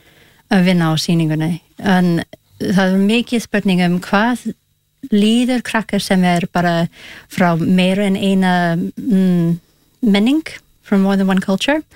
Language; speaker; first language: Icelandic; non-native, learner; Spanish